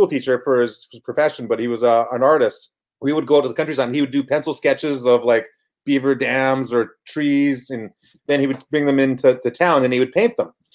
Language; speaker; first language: English; native; English